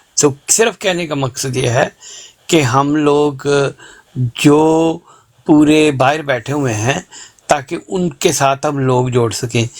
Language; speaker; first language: Urdu; non-native, local second language; Punjabi